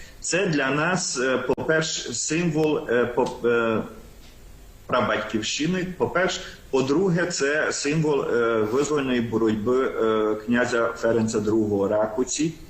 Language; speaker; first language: Ukrainian; non-native, local second language; Hungarian